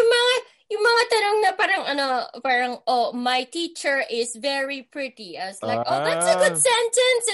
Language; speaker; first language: English; non-native, local second language; Filipino